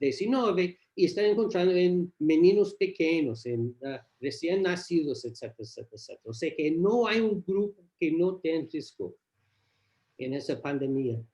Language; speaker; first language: Portuguese; non-native, learner; English